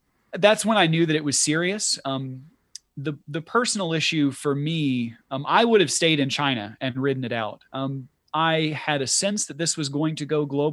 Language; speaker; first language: English; native; English